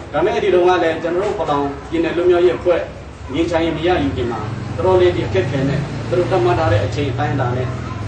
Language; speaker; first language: Burmese; non-native, local second language; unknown